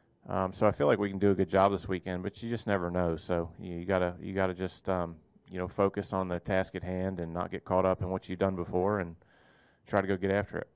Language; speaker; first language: English; native; English